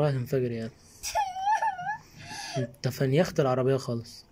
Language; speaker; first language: Arabic; native; Arabic